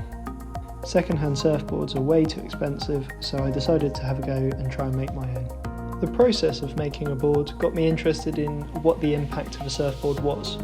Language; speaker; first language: English; native; English